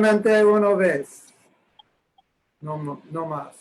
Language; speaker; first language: Spanish; non-native, learner; English